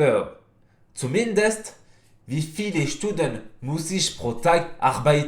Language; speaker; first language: German; non-native, fluent; French